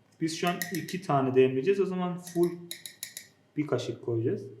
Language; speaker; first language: Turkish; non-native, fluent; Persian